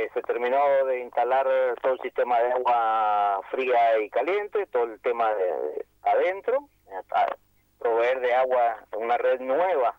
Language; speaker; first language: Spanish; native; Spanish